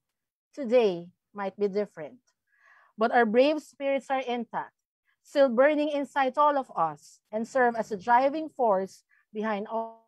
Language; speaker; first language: English; non-native, local second language; Filipino